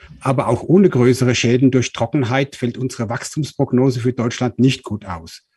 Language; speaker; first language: German; native; German